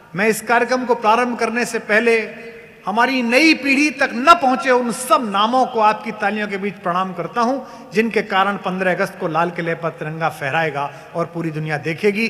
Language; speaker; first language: Hindi; native; Hindi